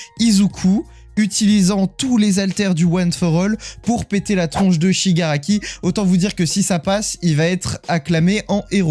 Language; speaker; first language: French; native; French